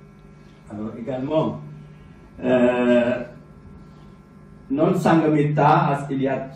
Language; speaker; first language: French; non-native, learner; Sinhala